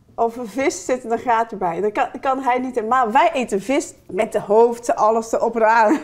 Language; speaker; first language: Dutch; non-native, fluent; Chinese